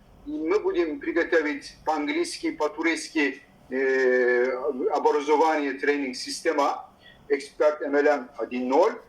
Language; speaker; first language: Russian; non-native, learner; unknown